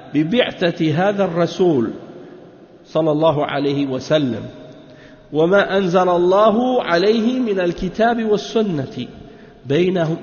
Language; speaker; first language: Arabic; non-native, fluent; French